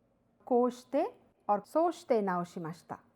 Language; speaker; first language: Japanese; non-native, fluent; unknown